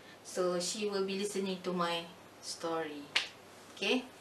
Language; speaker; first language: English; non-native, local second language; Malay